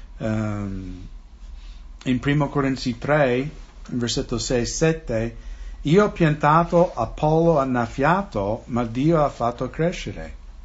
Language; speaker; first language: Italian; non-native, fluent; English